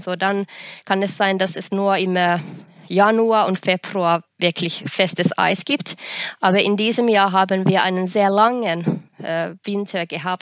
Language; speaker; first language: German; non-native, fluent; Finnish